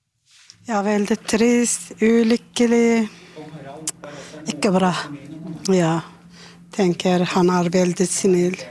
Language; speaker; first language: Norwegian; non-native, learner; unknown